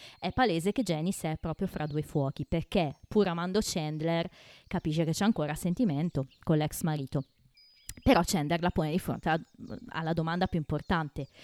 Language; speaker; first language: Italian; native; Italian